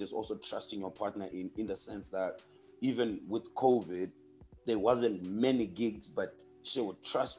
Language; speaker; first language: English; non-native, local second language; Shona